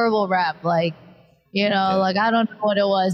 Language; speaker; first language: English; native; English